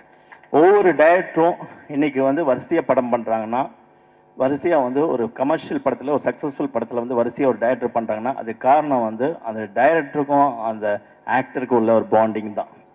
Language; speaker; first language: Tamil; native; Tamil